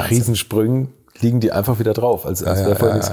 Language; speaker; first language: German; native; German